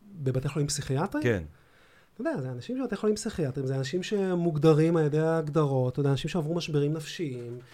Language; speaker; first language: Hebrew; native; Hebrew